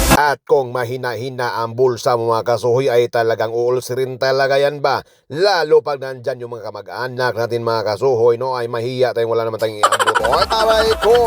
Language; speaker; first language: Filipino; non-native, local second language; Cebuano